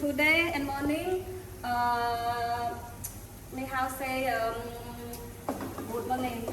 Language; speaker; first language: English; non-native, learner; Khmer